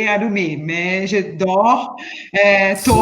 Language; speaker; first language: French; non-native, learner; Portuguese